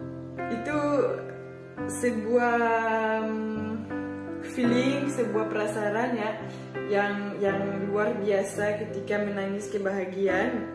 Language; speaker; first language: Indonesian; non-native, fluent; French